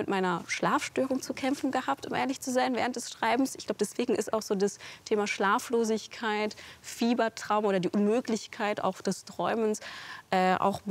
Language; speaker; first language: German; native; German